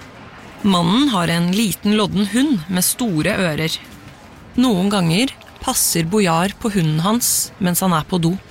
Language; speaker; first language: Norwegian; native; Norwegian